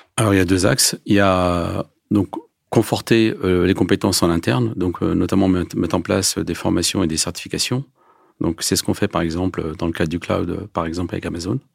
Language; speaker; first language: French; early bilingual, other home language; Turkish